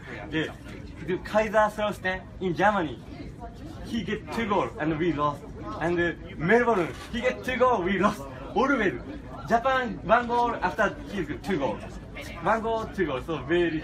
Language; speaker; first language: English; non-native, learner; Japanese